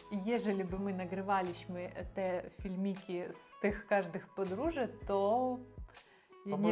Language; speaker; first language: Polish; non-native, learner; Russian